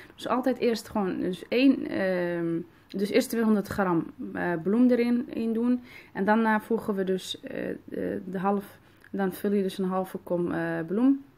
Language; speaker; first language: Dutch; early bilingual, other home language; Arabic